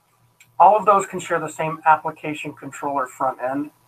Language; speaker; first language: English; native; English